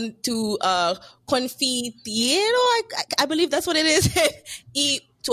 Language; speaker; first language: English; non-native, fluent; French